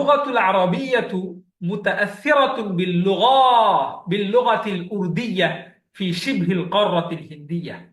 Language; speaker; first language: Arabic; non-native, fluent; Bangla